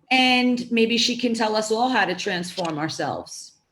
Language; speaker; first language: English; native; English